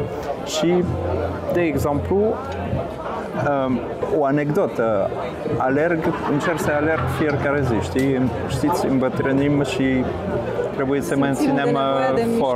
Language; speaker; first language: Romanian; non-native, fluent; French